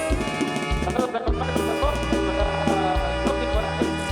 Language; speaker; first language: Spanish; native; Spanish